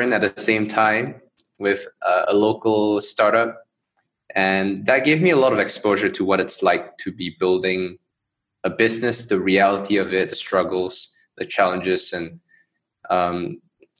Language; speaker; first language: English; non-native, local second language; Chinese